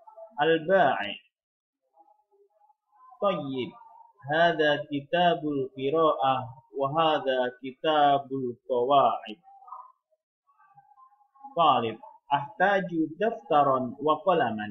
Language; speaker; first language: Arabic; non-native, fluent; Indonesian